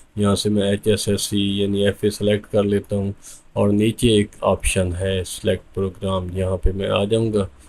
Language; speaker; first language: Urdu; non-native, local second language; Punjabi